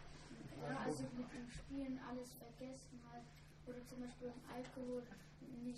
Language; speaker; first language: German; early bilingual, other home language; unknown